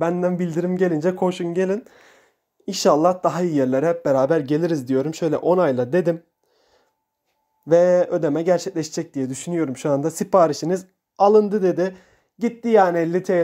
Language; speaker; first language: Turkish; native; Turkish